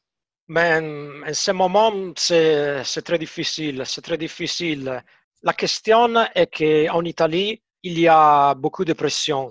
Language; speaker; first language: French; non-native, fluent; Italian